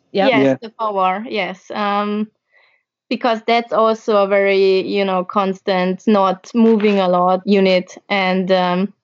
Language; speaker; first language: English; early bilingual, other home language; Hungarian